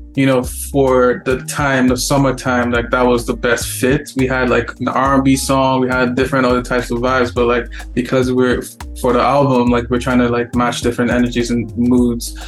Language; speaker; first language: English; non-native, local second language; Yoruba